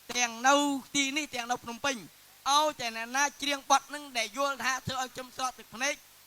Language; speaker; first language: Khmer; native; Khmer